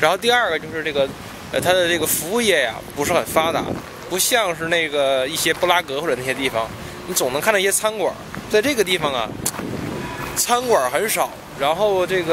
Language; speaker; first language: Chinese; native; Chinese